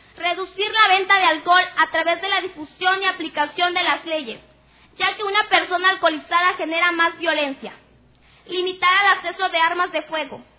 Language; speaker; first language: Spanish; non-native, local second language; Nahuatl languages